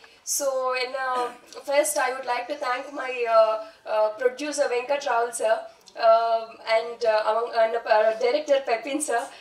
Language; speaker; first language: Tamil; non-native, fluent; Telugu